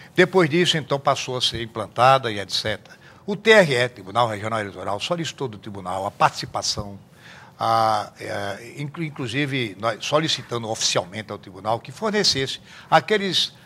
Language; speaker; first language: Portuguese; native; Portuguese